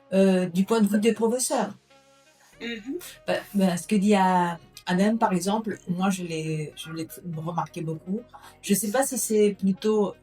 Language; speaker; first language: French; non-native, fluent; Spanish